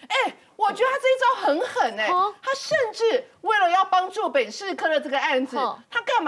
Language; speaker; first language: Chinese; native; Chinese